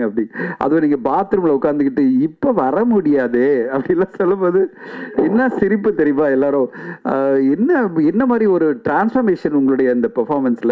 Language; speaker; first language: Tamil; native; Tamil